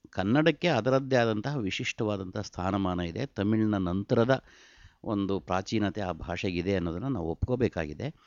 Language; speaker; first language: Kannada; native; Kannada